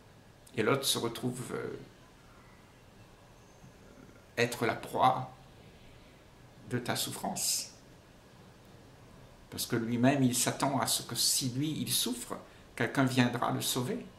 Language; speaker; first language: French; native; French